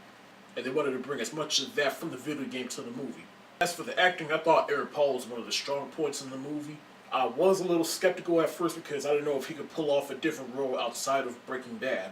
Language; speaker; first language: English; native; English